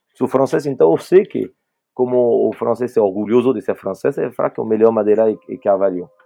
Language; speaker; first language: Portuguese; non-native, fluent; French